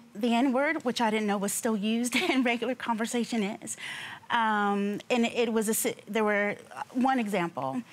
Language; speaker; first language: English; native; English